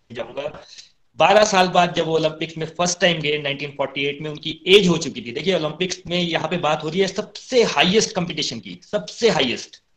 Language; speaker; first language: Hindi; native; Hindi